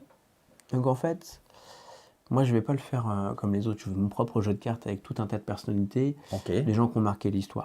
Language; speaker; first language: French; native; French